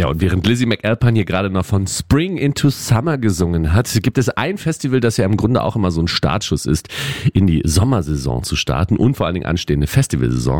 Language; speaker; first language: German; native; German